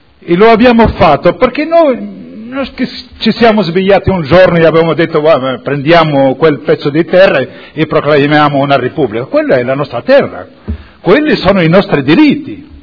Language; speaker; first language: Italian; non-native, fluent; Arabic